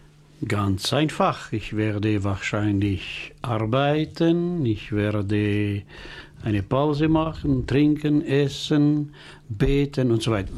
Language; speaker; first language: German; non-native, local second language; French